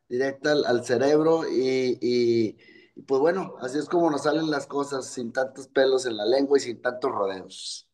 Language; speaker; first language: Spanish; native; Spanish